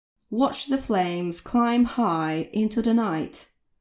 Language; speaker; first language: English; non-native, fluent; Polish